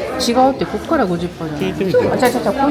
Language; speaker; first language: Japanese; native; Japanese